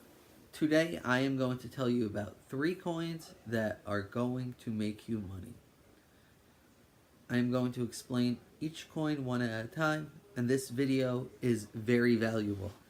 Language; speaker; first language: English; native; English